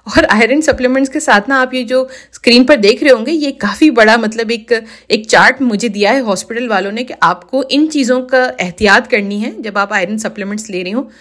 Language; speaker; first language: Urdu; native; Urdu